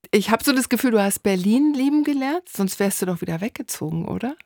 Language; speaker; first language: German; native; German